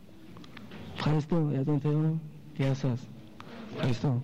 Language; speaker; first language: Greek; non-native, local second language; Russian